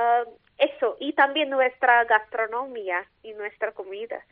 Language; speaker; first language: Spanish; non-native, learner; Malayalam